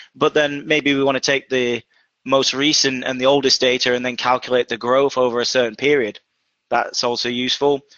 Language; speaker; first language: English; native; English